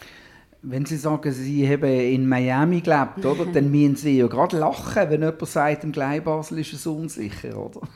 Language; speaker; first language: German; native; German